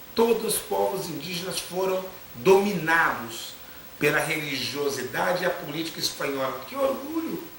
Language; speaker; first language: Portuguese; native; Portuguese